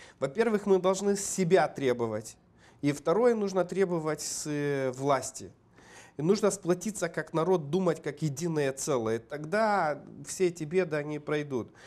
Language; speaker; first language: Russian; non-native, local second language; Romanian